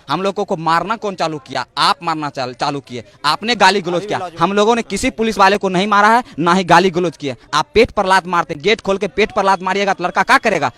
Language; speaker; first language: Hindi; native; Hindi